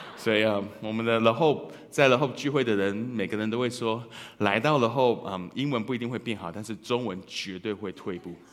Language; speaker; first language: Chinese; early bilingual, heritage; Chinese